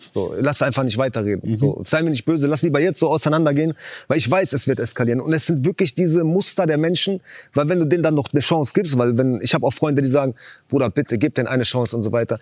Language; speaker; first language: German; early bilingual, other home language; Chechen